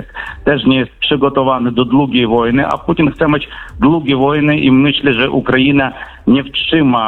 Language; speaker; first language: Polish; non-native, fluent; Ukrainian